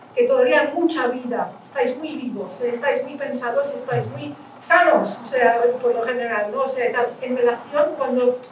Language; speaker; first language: Spanish; non-native, fluent; English